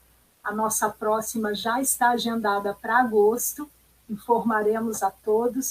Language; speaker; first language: Portuguese; native; Portuguese